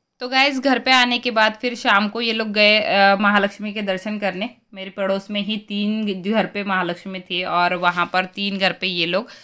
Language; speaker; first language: Hindi; native; Hindi